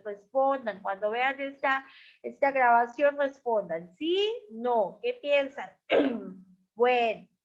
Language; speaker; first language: Spanish; native; Spanish